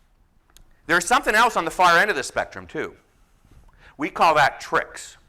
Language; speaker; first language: English; native; English